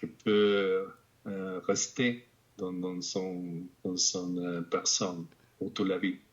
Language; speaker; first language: French; non-native, fluent; Spanish